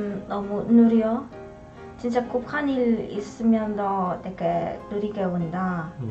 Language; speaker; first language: Korean; non-native, learner; Polish